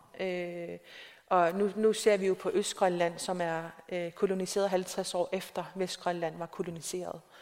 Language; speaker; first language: Danish; non-native, local second language; Kalaallisut